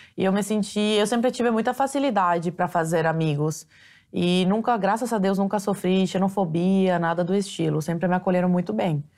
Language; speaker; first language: Portuguese; early bilingual, other home language; Spanish